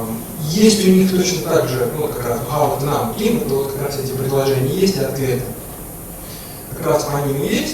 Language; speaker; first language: Russian; native; Russian